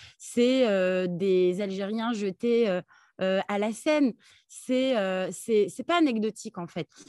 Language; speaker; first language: French; early bilingual, other home language; Arabic